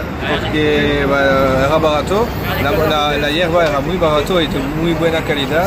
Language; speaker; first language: Spanish; non-native, learner; French